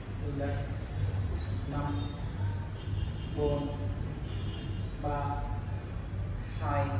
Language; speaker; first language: Vietnamese; non-native, learner; Hindi